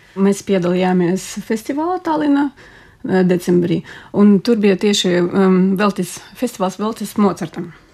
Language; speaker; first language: Latvian; non-native, local second language; Russian